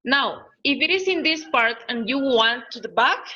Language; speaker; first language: English; non-native, learner; Spanish